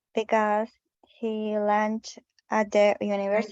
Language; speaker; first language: English; non-native, learner; Spanish